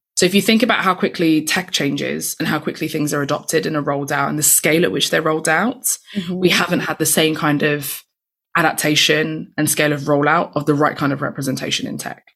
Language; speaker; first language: English; native; English